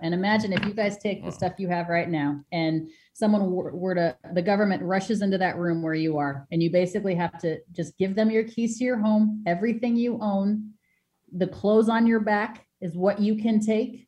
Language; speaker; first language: English; early bilingual, other home language; Spanish